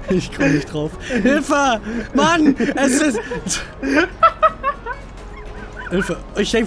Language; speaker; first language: German; native; German